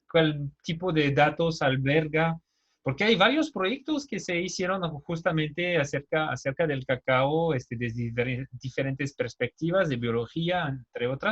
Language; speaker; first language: Spanish; native; Spanish